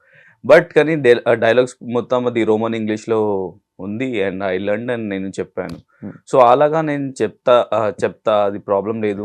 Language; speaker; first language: Telugu; non-native, learner; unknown